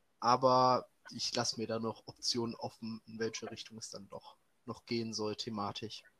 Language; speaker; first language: German; native; German